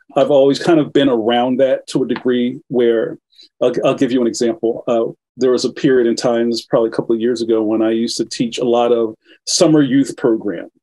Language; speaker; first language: English; native; English